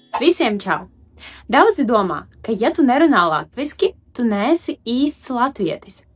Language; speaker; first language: Latvian; non-native, local second language; Russian